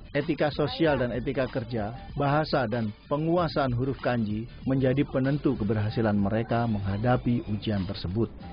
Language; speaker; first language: Indonesian; native; Indonesian